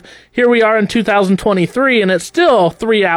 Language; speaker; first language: English; native; English